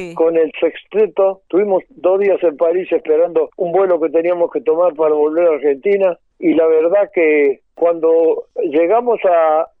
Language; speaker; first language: Spanish; native; Spanish